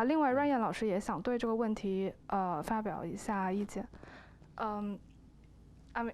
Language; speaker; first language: Chinese; native; Chinese